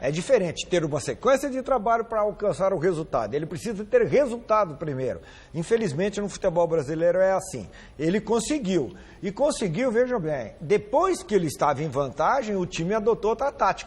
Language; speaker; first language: Portuguese; native; Portuguese